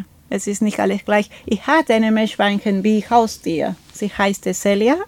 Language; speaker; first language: German; non-native, fluent; Spanish